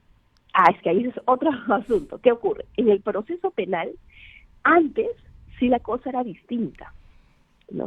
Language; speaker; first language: Spanish; native; Spanish